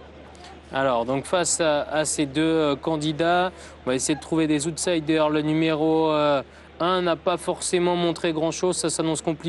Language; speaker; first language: French; native; French